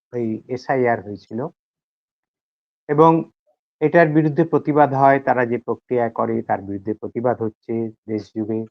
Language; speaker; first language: Bangla; native; Bangla